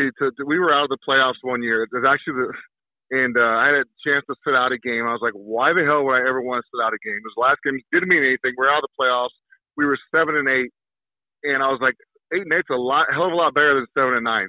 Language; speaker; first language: English; native; English